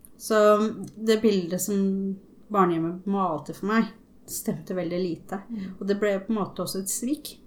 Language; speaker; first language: Norwegian; early bilingual, other home language; Spanish